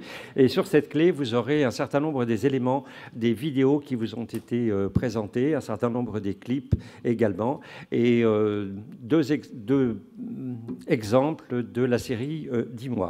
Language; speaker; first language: French; native; French